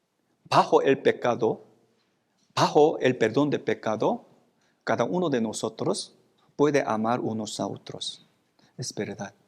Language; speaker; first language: Spanish; non-native, fluent; Korean